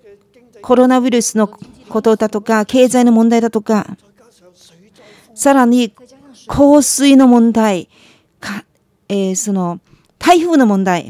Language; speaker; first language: Japanese; non-native, fluent; Chinese